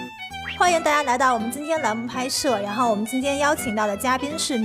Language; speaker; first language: Chinese; native; Chinese